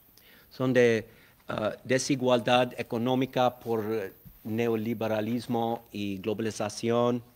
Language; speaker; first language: Spanish; non-native, fluent; English